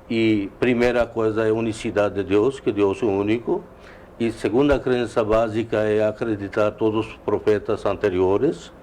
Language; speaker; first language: Portuguese; non-native, fluent; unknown